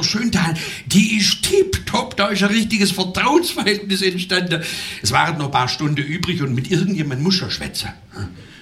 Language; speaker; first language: German; native; German